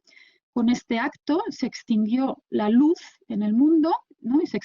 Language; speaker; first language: Spanish; native; Spanish